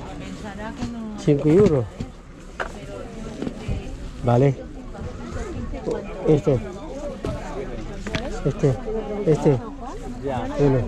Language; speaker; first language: Spanish; non-native, learner; Filipino